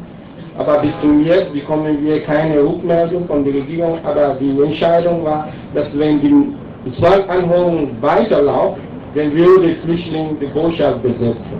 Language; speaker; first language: German; non-native, learner; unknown